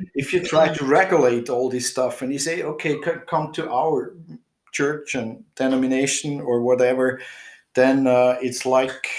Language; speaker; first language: English; non-native, fluent; German